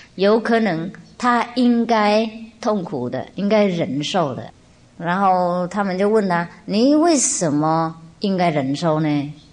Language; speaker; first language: Chinese; non-native, fluent; Vietnamese